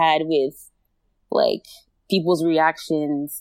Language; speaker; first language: English; non-native, local second language; Akan